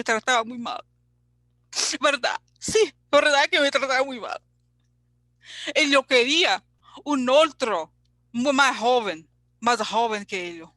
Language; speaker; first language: Spanish; non-native, learner; English